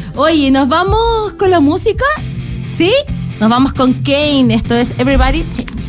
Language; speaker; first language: Spanish; native; Spanish